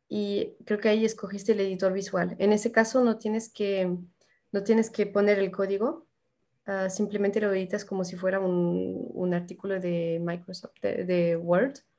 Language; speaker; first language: Spanish; non-native, fluent; French